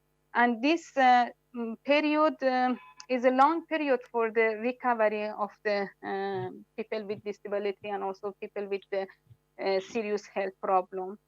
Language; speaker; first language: English; non-native, fluent; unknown